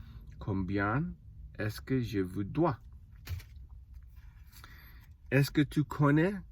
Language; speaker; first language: French; non-native, learner; English